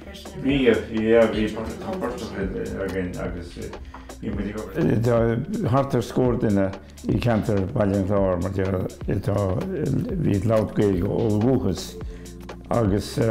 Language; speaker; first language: Irish; native; Irish